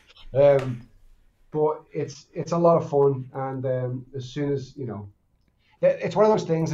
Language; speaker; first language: English; native; English